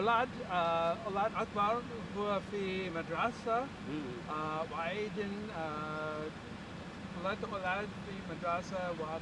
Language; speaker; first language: Arabic; non-native, learner; English